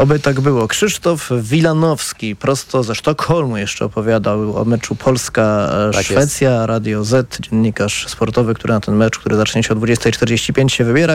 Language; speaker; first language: Polish; native; Polish